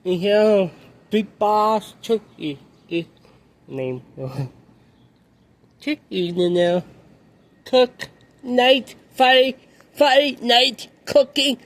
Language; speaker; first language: English; non-native, learner; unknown